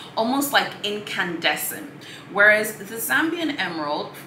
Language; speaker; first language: English; non-native, local second language; Swahili